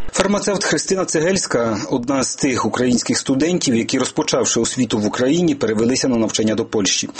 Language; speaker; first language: Ukrainian; native; Ukrainian